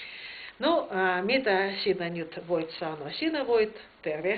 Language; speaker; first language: Finnish; non-native, fluent; Russian